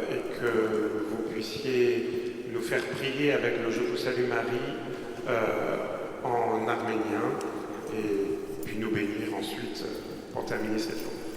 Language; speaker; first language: French; native; French